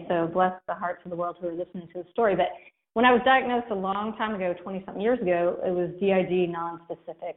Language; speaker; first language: English; native; English